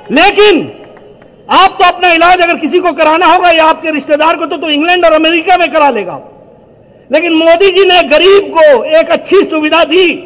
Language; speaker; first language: Hindi; native; Hindi